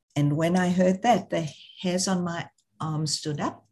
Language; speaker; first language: English; native; English